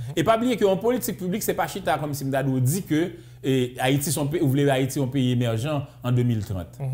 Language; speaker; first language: French; native; French